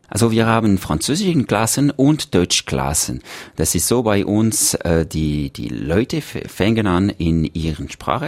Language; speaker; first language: German; non-native, local second language; French